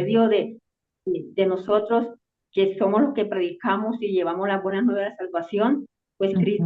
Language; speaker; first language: Spanish; native; Spanish